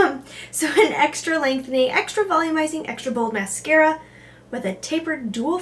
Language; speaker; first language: English; native; English